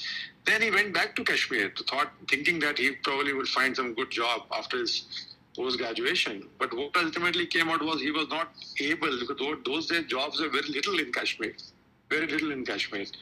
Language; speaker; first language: English; non-native, local second language; Kashmiri